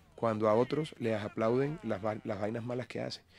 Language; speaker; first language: Spanish; native; Spanish